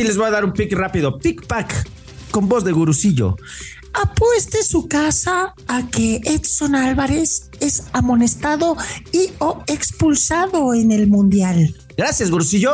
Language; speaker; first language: Spanish; native; Spanish